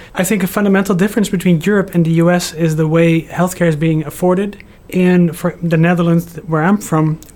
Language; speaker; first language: English; non-native, fluent; Dutch